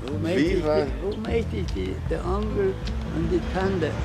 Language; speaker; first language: German; early bilingual, heritage; Portuguese